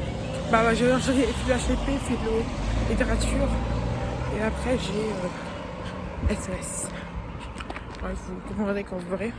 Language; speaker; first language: French; native; French